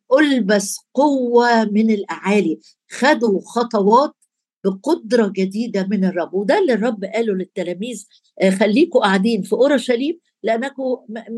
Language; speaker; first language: Arabic; native; Arabic